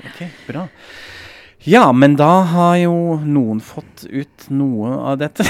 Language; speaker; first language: Norwegian; non-native, fluent; German